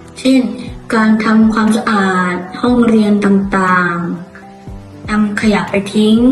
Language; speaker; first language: Thai; native; Thai